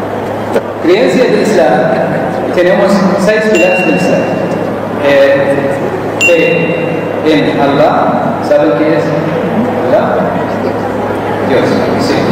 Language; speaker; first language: Spanish; non-native, learner; Arabic